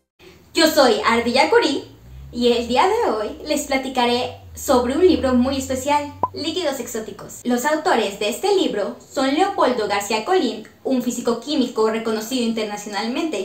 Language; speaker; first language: Spanish; native; Spanish